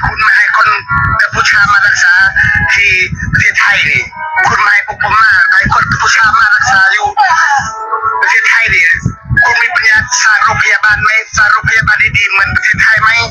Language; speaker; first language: Thai; non-native, learner; Khmer